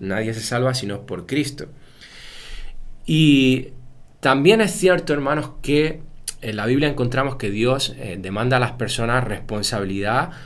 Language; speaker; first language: Spanish; native; Spanish